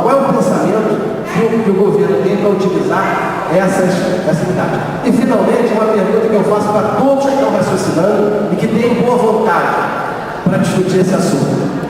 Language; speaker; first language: Portuguese; native; Portuguese